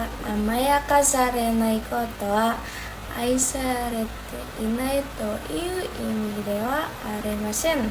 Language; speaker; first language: Japanese; non-native, learner; Indonesian